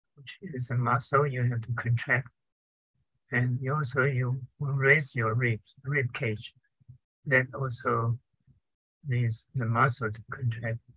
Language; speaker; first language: English; non-native, fluent; Chinese